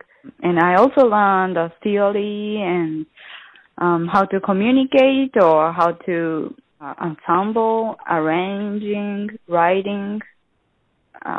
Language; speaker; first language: English; non-native, learner; Japanese